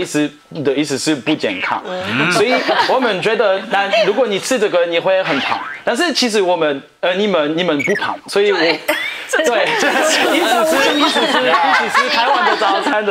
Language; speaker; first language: Chinese; non-native, fluent; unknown